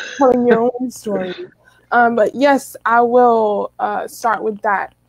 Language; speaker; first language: English; native; English